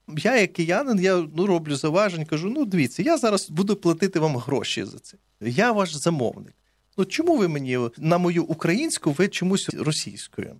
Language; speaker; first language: Ukrainian; native; Ukrainian